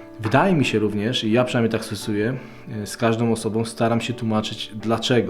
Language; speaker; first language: Polish; native; Polish